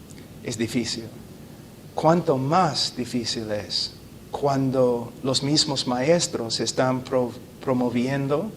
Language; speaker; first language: Spanish; non-native, fluent; English